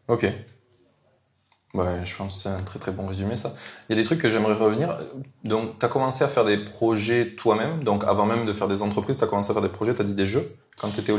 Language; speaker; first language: French; native; French